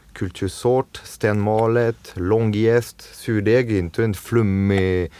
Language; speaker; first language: Swedish; non-native, fluent; French